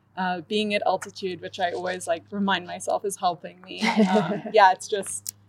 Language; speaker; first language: English; native; English